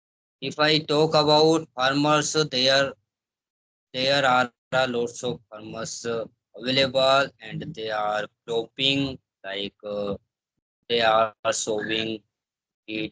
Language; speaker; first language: English; non-native, learner; Hindi